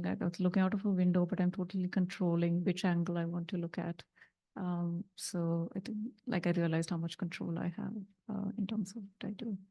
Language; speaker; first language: English; non-native, fluent; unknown